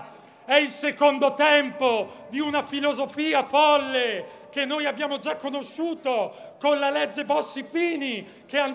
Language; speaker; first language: Italian; native; Italian